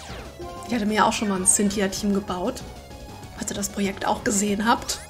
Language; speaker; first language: German; native; German